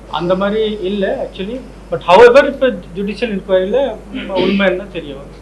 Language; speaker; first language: Tamil; non-native, local second language; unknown